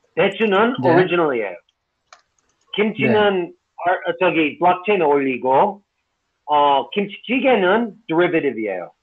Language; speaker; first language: Korean; non-native, fluent; English